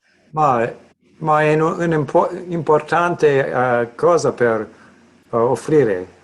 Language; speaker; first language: Italian; non-native, learner; English